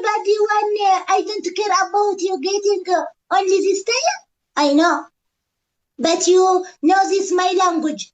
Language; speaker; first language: English; non-native, learner; Tigrinya